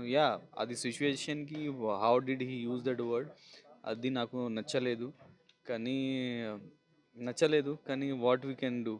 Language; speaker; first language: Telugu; non-native, local second language; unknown